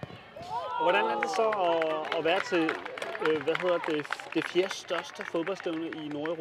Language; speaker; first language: Danish; native; Danish